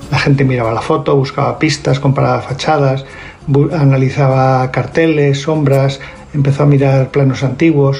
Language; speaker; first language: Spanish; native; Spanish